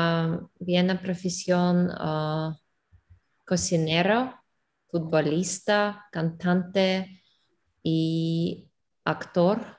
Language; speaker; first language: Spanish; non-native, learner; Russian